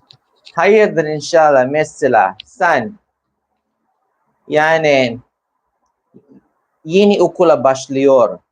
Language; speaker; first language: Turkish; non-native, learner; Filipino